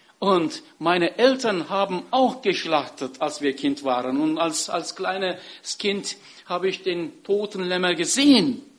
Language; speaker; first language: German; non-native, fluent; Turkish